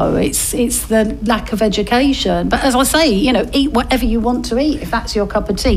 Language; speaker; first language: English; native; English